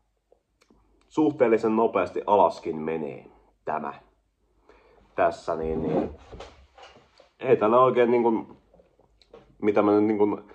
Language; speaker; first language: Finnish; native; Finnish